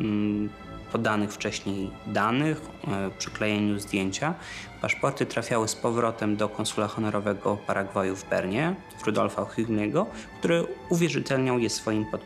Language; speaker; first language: Polish; native; Polish